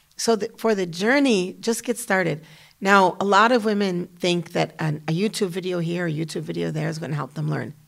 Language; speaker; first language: English; native; English